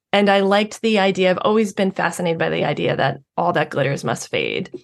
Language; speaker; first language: English; native; English